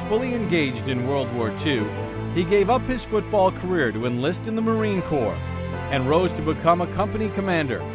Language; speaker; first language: English; native; English